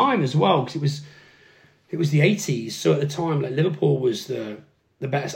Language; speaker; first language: English; native; English